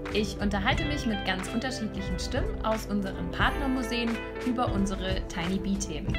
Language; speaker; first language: German; native; German